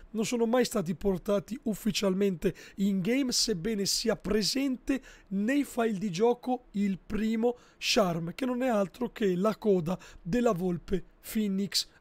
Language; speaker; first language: Italian; native; Italian